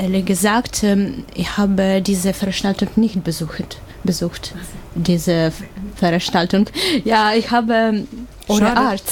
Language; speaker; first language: German; non-native, learner; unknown